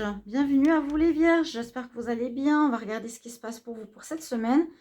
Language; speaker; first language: French; native; French